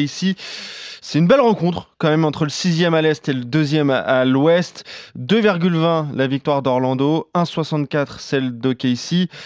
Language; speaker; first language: French; native; French